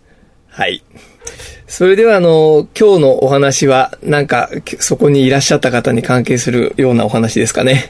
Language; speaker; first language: Japanese; native; Japanese